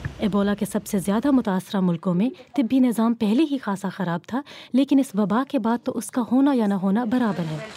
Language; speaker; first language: Urdu; native; Urdu